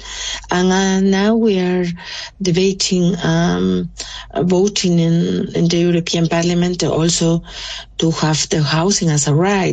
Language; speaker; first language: English; non-native, local second language; Spanish